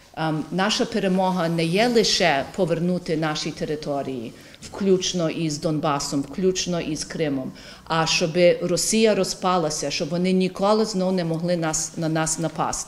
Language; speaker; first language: Ukrainian; early bilingual, heritage; Ukrainian